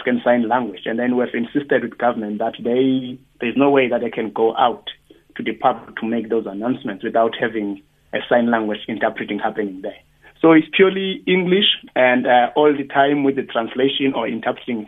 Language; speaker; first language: English; non-native, local second language; Xhosa